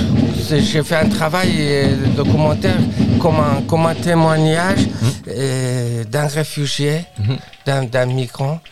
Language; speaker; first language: French; non-native, fluent; Persian